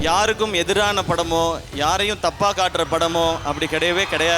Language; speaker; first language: Tamil; native; Tamil